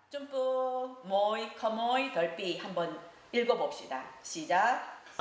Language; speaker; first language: Korean; native; Korean